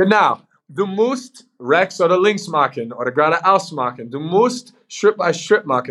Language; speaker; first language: German; non-native, learner; English